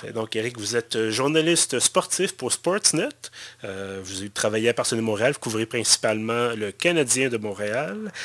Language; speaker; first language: French; native; French